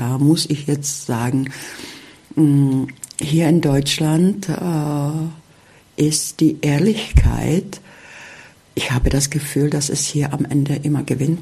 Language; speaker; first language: German; non-native, fluent; Czech